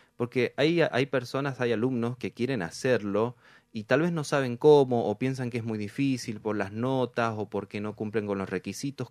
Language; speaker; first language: Spanish; native; Spanish